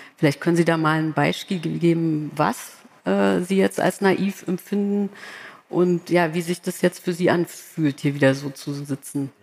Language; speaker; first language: German; native; German